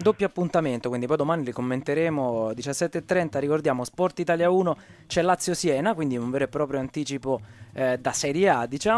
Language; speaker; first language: Italian; native; Italian